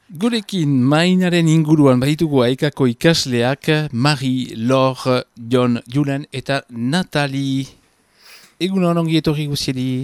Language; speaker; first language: Basque; native; Basque